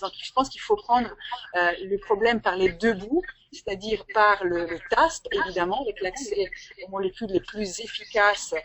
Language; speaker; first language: French; native; French